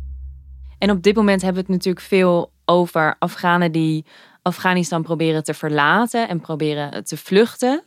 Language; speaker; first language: Dutch; native; Dutch